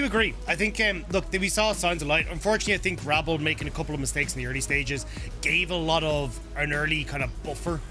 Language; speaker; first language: English; native; English